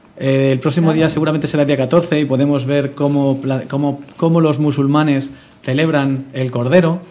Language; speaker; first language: Spanish; native; Spanish